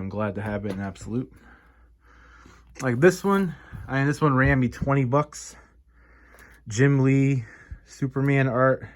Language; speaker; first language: English; native; English